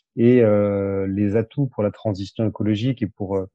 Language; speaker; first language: French; native; French